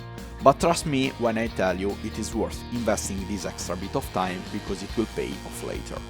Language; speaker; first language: English; non-native, fluent; German